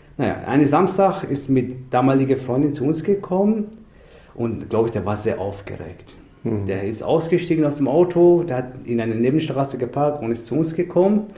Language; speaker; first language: German; non-native, fluent; Persian